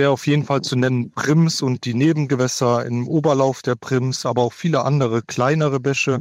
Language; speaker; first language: German; native; German